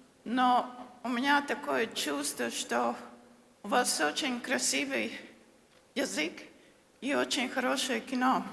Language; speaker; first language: Russian; non-native, fluent; Latvian